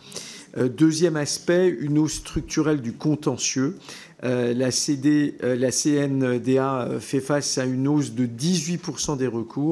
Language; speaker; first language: French; native; French